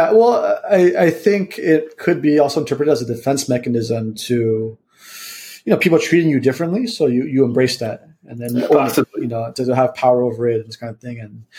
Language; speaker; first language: English; early bilingual, other home language; Vietnamese